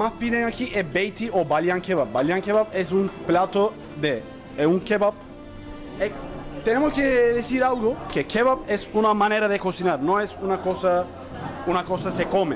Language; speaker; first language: Spanish; non-native, learner; Turkish